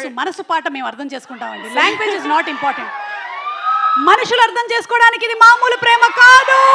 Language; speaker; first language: Telugu; native; Telugu